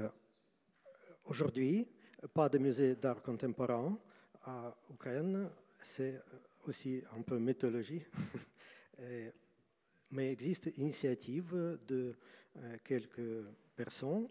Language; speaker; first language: French; non-native, learner; Ukrainian